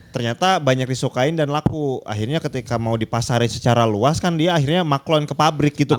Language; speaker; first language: Indonesian; native; Indonesian